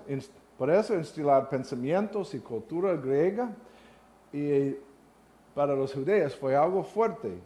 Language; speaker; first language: Spanish; non-native, learner; English